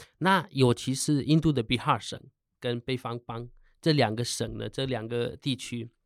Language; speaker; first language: Chinese; non-native, fluent; Hindi